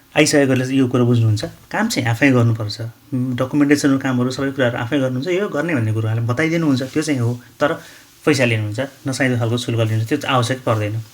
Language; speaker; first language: Nepali; native; Nepali